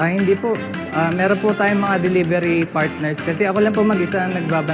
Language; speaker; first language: Filipino; native; Filipino